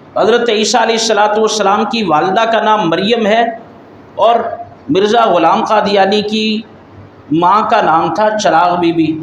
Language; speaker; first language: Urdu; native; Urdu